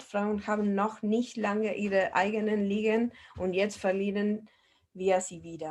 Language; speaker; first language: German; non-native, fluent; Spanish